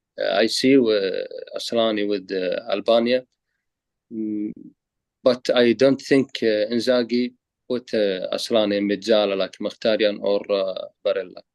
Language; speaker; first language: English; non-native, learner; Arabic